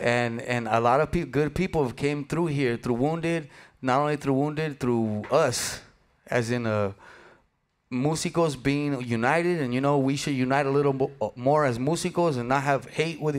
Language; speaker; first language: English; early bilingual, other home language; Spanish